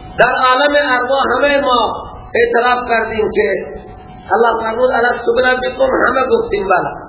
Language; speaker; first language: Persian; non-native, local second language; Baluchi